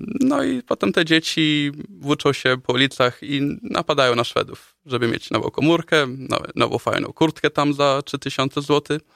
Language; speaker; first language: Polish; early bilingual, heritage; Polish